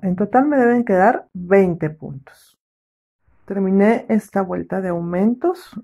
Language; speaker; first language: Spanish; native; Spanish